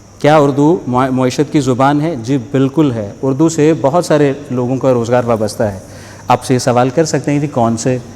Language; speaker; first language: Urdu; non-native, local second language; Punjabi